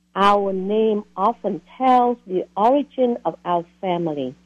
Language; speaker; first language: English; non-native, fluent; Vietnamese